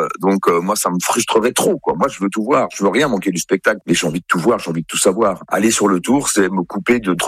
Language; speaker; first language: French; native; French